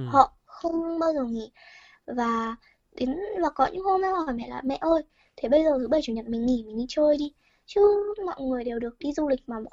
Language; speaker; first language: Vietnamese; early bilingual, heritage; Vietnamese